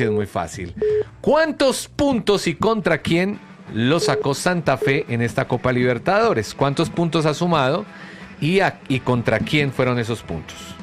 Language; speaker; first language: Spanish; native; Spanish